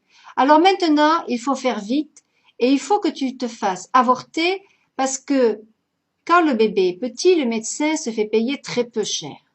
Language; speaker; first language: French; native; French